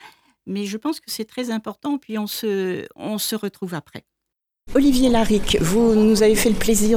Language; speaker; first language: French; native; French